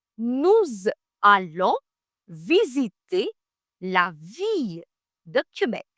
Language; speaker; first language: French; non-native, fluent; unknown